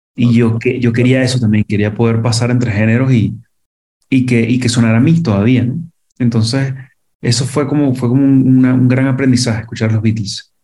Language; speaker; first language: Spanish; native; Spanish